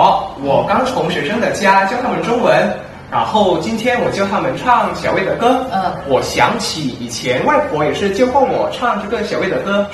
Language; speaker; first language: Chinese; non-native, fluent; Indonesian